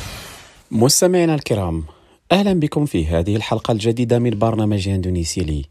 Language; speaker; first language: Arabic; non-native, fluent; Indonesian